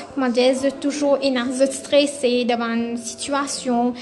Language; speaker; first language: French; non-native, local second language; Morisyen